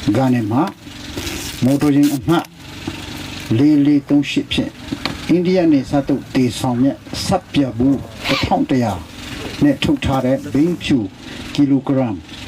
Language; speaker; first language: Burmese; non-native, local second language; Hakha Chin